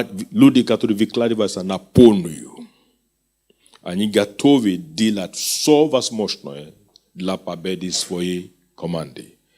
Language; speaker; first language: Russian; non-native, fluent; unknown